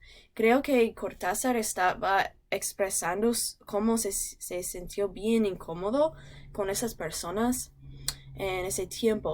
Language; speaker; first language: Spanish; non-native, learner; English